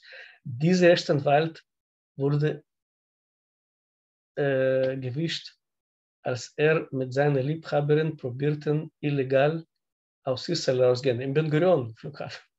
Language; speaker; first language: German; non-native, learner; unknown